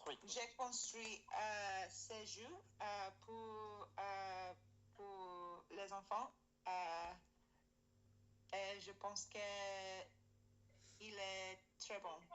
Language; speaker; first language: French; non-native, learner; English